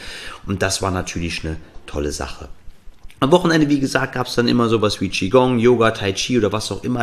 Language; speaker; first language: German; native; German